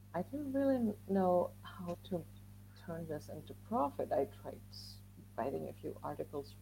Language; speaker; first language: English; non-native, fluent; Swedish